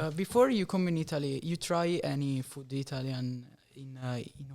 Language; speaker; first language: English; non-native, learner; Italian